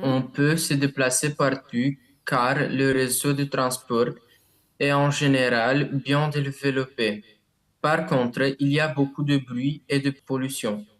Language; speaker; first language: French; non-native, learner; Romanian